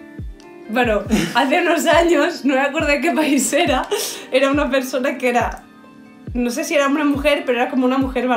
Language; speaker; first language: Spanish; native; Spanish